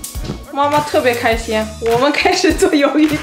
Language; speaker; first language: Chinese; non-native, local second language; Korean